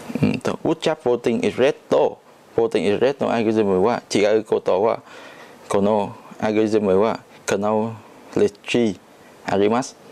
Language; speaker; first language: Japanese; non-native, learner; Chinese